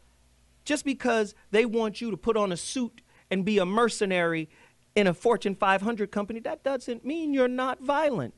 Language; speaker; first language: English; native; English